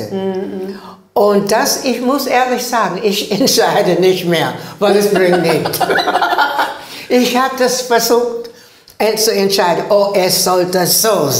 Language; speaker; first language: German; non-native, learner; English